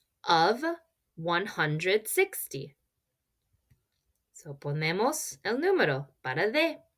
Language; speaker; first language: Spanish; non-native, learner; English